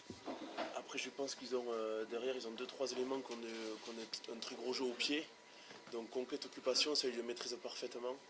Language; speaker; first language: French; native; French